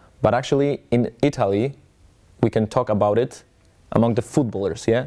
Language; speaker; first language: English; non-native, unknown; Polish